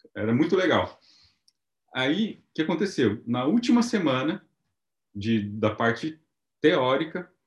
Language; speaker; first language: Portuguese; native; Portuguese